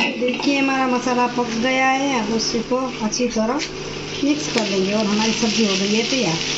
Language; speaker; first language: Hindi; non-native, local second language; Gujarati